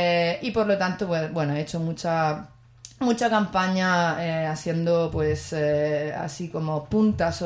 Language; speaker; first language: Spanish; native; Spanish